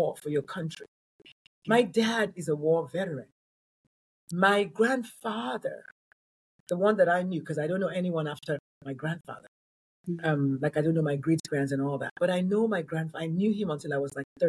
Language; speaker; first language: English; non-native, local second language; Igbo